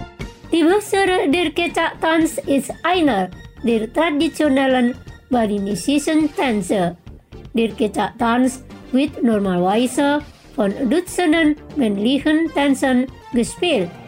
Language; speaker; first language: German; non-native, fluent; Indonesian